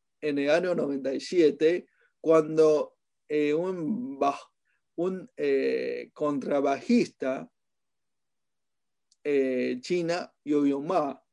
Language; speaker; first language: Spanish; non-native, fluent; Chinese